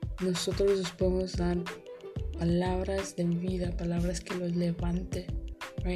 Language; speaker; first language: Spanish; early bilingual, heritage; Spanish